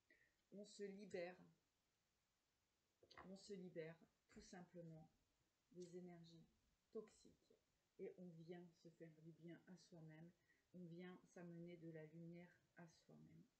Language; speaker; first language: French; native; French